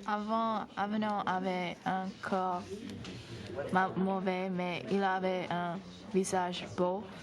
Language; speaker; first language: French; non-native, learner; English